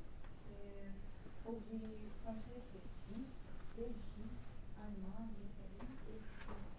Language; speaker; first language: French; non-native, learner; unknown